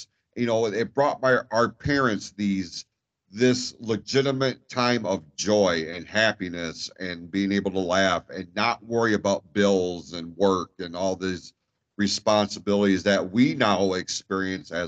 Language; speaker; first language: English; native; English